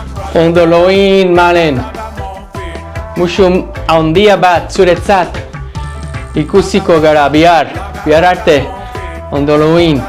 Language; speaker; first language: Basque; non-native, learner; English